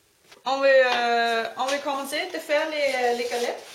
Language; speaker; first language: French; non-native, learner; Danish